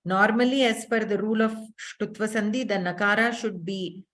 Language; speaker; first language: English; non-native, local second language; Telugu